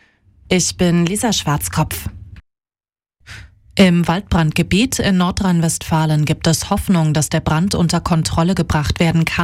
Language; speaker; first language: German; native; German